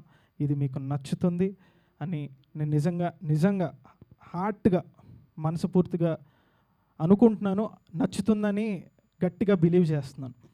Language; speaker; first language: Telugu; native; Telugu